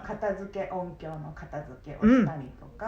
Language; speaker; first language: Japanese; native; Japanese